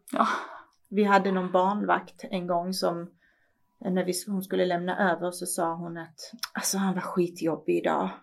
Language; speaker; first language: Swedish; early bilingual, other home language; Persian